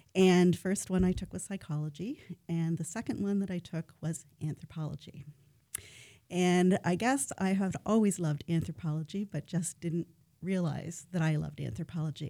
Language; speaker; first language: English; native; English